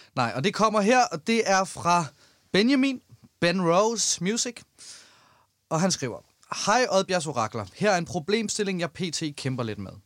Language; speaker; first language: Danish; native; Danish